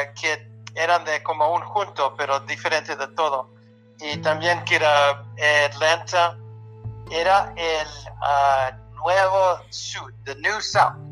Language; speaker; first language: Spanish; early bilingual, heritage; Spanish